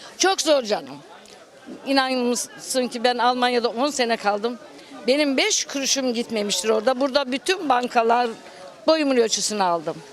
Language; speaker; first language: Turkish; native; Turkish